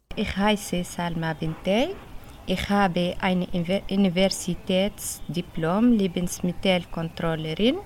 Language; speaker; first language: German; non-native, fluent; Arabic